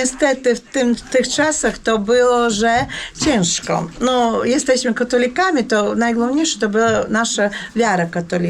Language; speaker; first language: Polish; non-native, learner; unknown